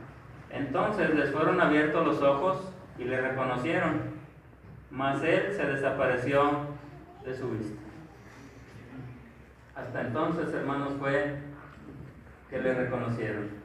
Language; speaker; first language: Spanish; native; Spanish